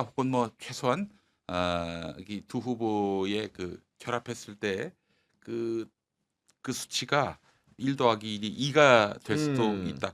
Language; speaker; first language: Korean; native; Korean